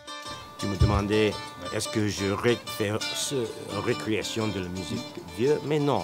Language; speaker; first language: French; non-native, learner; English